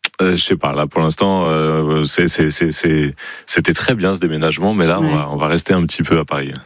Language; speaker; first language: French; native; French